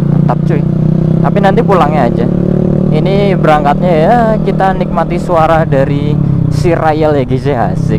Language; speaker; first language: Indonesian; non-native, local second language; Javanese